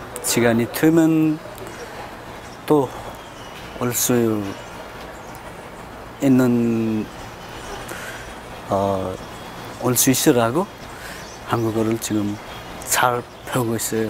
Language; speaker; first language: Korean; non-native, learner; Nepali